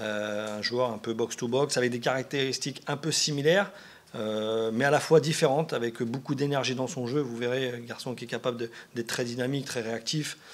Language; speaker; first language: French; native; French